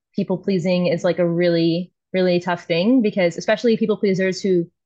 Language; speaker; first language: English; native; English